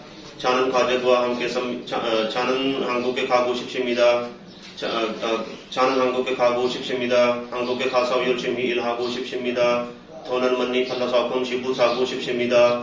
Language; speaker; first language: Korean; non-native, learner; Punjabi